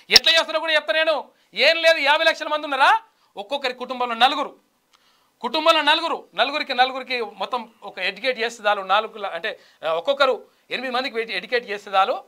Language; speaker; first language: Telugu; native; Telugu